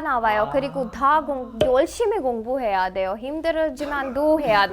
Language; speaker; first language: Korean; non-native, learner; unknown